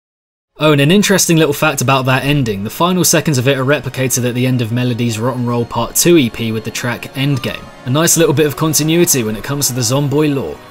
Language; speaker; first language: English; native; English